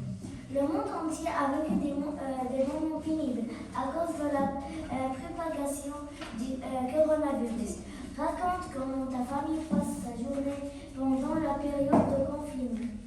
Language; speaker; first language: French; non-native, learner; Arabic